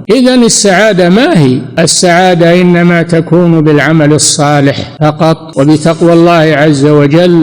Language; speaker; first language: Arabic; native; Arabic